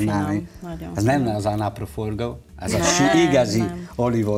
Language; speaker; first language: Hungarian; non-native, learner; Italian